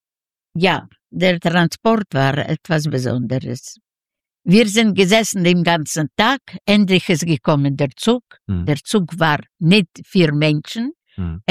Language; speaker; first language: German; non-native, learner; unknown